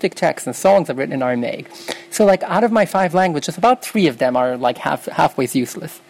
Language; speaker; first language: English; early bilingual, other home language; Yiddish